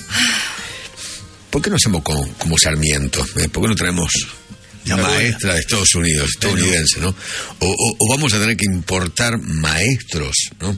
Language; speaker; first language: Spanish; native; Spanish